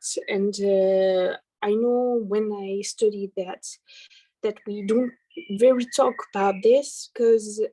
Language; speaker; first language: English; non-native, learner; French